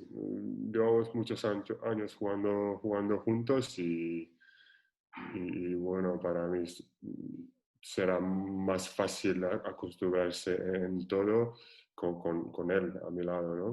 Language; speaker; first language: Spanish; non-native, fluent; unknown